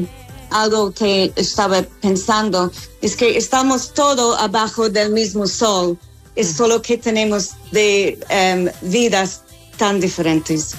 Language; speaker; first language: Spanish; non-native, learner; English